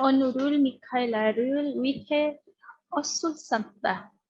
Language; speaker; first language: Korean; non-native, learner; Spanish